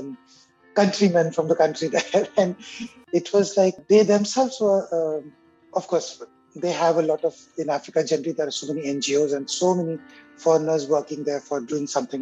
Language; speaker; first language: English; non-native, local second language; Hindi